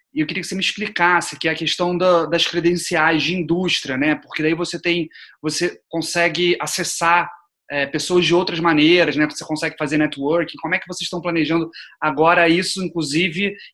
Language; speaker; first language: Portuguese; native; Portuguese